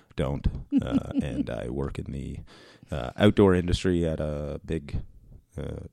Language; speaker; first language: English; native; English